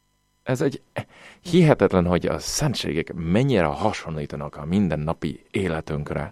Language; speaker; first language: Hungarian; non-native, fluent; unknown